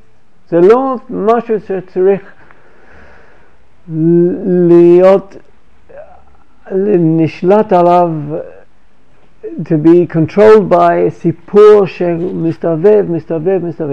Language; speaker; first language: Hebrew; non-native, fluent; English